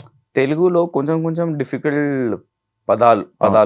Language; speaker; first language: Telugu; non-native, learner; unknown